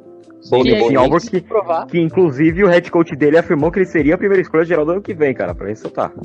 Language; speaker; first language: Portuguese; native; Portuguese